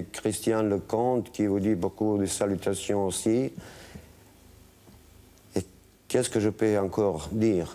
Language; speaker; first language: French; non-native, fluent; Bosnian